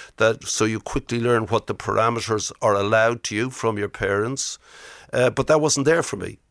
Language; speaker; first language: English; native; English